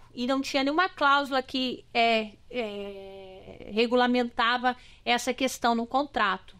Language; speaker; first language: Portuguese; native; Portuguese